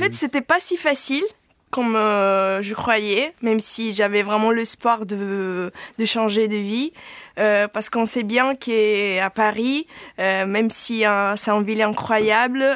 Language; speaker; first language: French; non-native, fluent; Italian